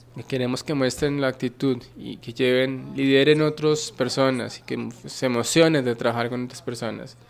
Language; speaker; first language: Spanish; non-native, fluent; Finnish